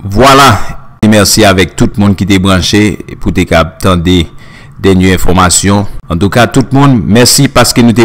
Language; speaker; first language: French; non-native, local second language; Haitian Creole